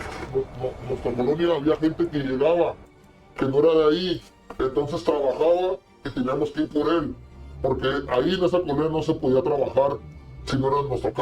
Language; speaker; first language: Spanish; native; Spanish